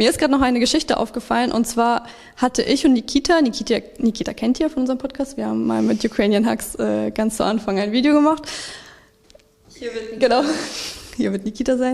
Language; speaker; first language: German; early bilingual, other home language; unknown